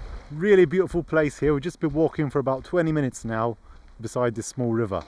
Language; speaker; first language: English; native; English